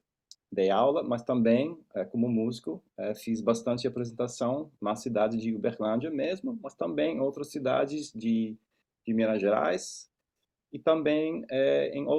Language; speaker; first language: Portuguese; non-native, fluent; English